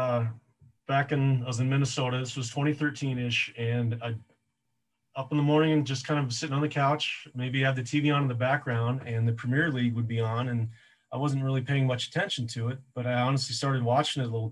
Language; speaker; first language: English; native; English